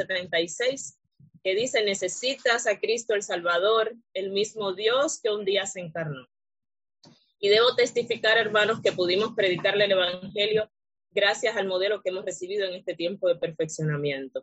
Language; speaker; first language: Spanish; native; Spanish